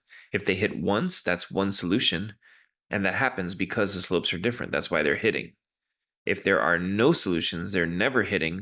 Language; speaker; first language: English; native; English